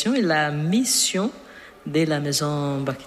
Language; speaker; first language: French; non-native, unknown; Portuguese